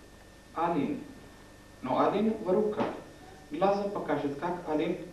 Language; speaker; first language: Russian; non-native, learner; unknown